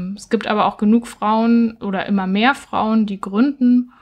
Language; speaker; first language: German; native; German